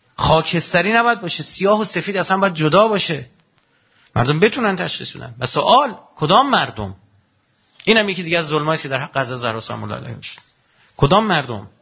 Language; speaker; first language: Persian; native; Persian